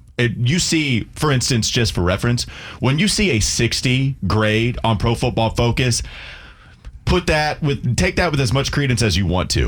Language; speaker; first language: English; native; English